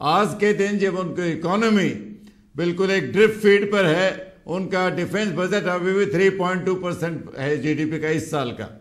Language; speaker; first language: Hindi; native; Hindi